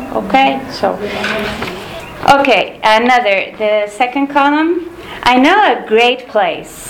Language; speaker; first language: English; non-native, fluent; Spanish